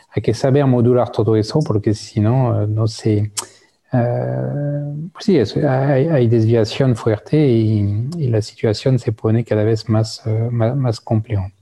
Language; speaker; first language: Spanish; non-native, fluent; French